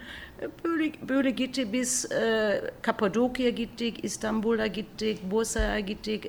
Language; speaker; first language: Turkish; early bilingual, heritage; German